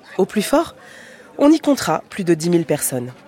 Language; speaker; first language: French; native; French